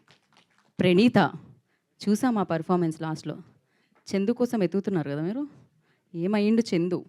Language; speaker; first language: Telugu; native; Telugu